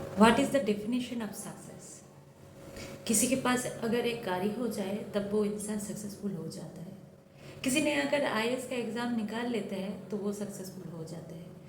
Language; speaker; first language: Hindi; non-native, local second language; Bangla